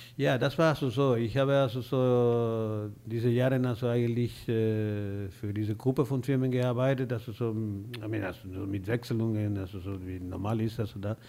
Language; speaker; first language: German; non-native, fluent; Spanish